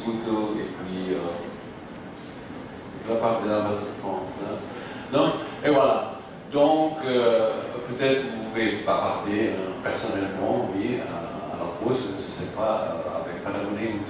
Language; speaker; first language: French; non-native, fluent; Indonesian